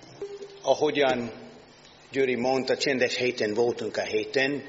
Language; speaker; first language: Hungarian; non-native, learner; English